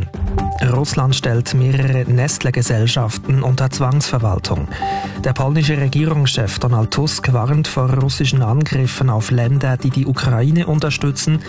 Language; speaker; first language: German; native; German